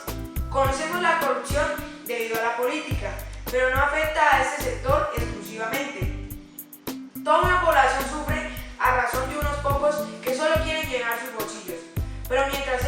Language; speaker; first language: Spanish; native; Spanish